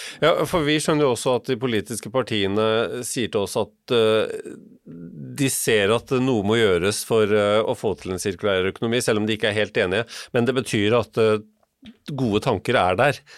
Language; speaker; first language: Norwegian; native; Norwegian